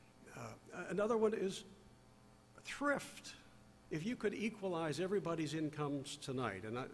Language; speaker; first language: English; native; English